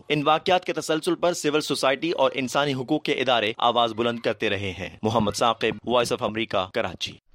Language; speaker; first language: Urdu; native; Urdu